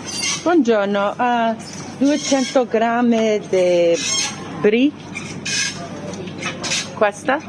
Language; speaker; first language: Italian; non-native, learner; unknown